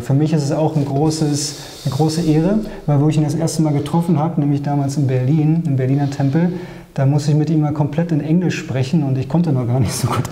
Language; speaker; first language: German; native; German